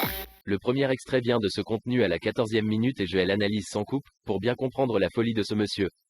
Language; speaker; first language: French; native; French